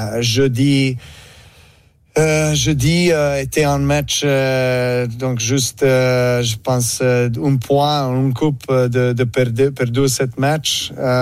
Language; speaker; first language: French; non-native, learner; Serbian